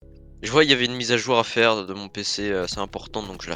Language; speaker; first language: French; native; French